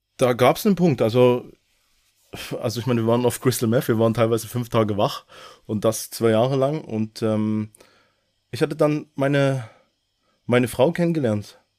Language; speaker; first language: German; native; German